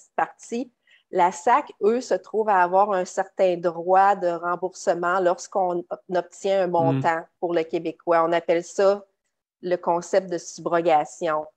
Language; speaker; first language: French; native; French